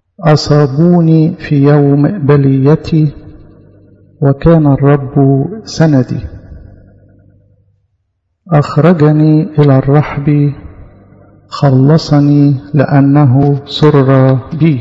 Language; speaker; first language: Arabic; native; Arabic